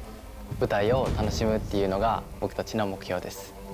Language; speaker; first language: Japanese; native; Japanese